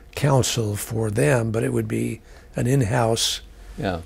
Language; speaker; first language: English; native; English